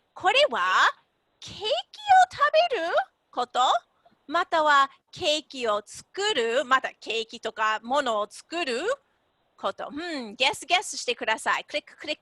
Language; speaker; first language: Japanese; non-native, fluent; English